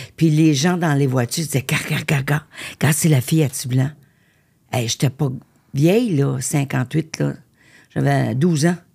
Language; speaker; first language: French; native; French